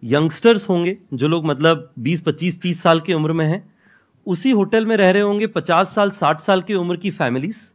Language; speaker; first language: Hindi; non-native, local second language; Odia